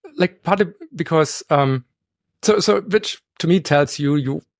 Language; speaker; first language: English; non-native, fluent; German